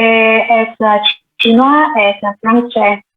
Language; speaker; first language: French; non-native, learner; Vietnamese